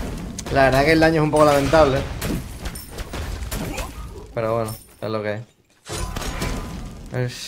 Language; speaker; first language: Spanish; native; Spanish